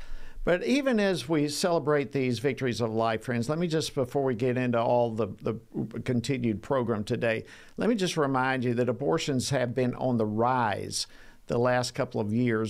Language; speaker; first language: English; native; English